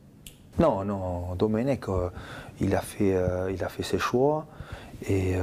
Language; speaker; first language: French; non-native, fluent; Spanish